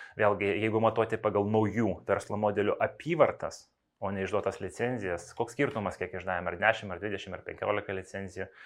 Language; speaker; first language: Lithuanian; non-native, local second language; Russian